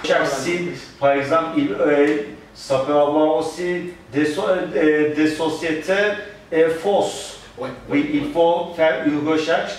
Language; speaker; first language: French; non-native, learner; Turkish